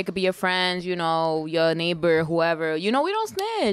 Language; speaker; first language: English; early bilingual, other home language; Spanish